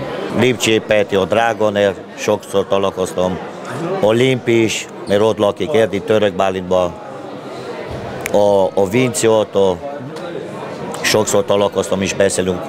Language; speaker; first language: Hungarian; non-native, fluent; Romanian